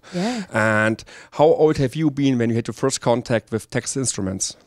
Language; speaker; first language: English; non-native, learner; German